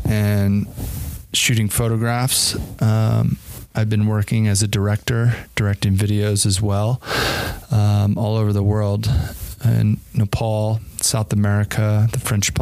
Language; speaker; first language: English; native; English